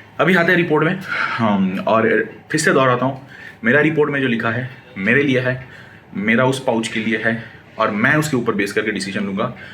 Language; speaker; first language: Hindi; non-native, local second language; Bangla